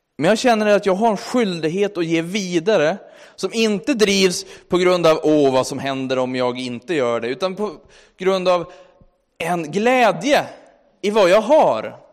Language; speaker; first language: Swedish; native; Swedish